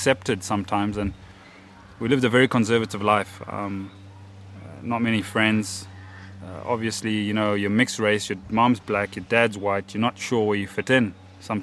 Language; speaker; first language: English; native; English